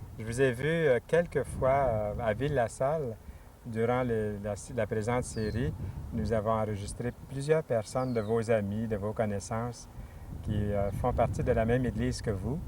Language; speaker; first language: French; native; French